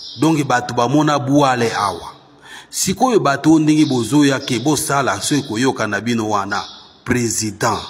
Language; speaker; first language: Lingala; non-native, local second language; Swahili